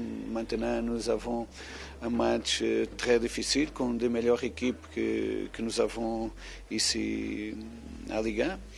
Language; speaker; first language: French; non-native, fluent; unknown